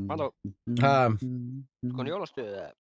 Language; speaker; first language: Icelandic; native; Icelandic